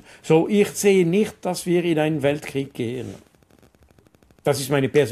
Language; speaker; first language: German; non-native, local second language; French